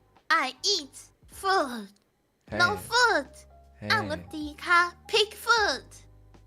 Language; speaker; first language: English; non-native, learner; Min Nan Chinese